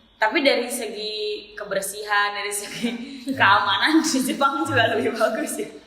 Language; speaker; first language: Indonesian; native; Indonesian